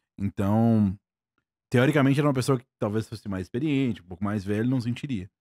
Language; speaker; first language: Portuguese; native; Portuguese